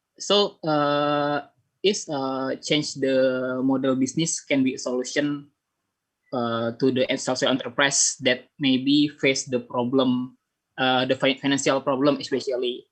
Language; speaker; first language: English; non-native, learner; Indonesian